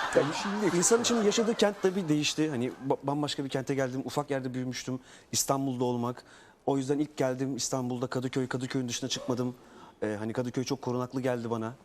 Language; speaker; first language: Turkish; native; Turkish